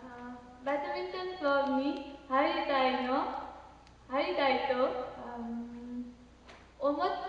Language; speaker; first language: Japanese; non-native, learner; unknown